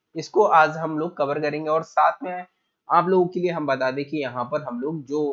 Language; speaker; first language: Hindi; native; Hindi